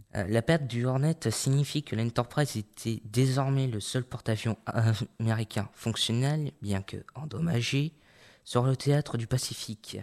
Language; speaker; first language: French; native; French